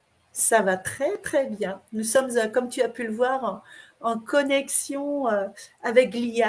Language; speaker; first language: French; native; French